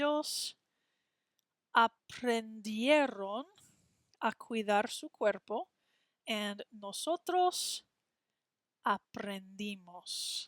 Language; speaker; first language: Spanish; non-native, fluent; English